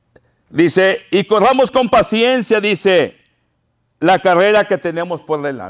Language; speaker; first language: Spanish; native; Spanish